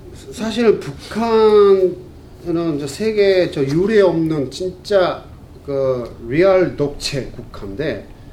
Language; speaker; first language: Korean; non-native, fluent; Japanese